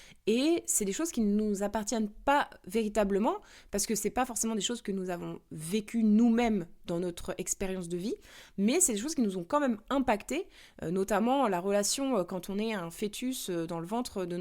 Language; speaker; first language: French; native; French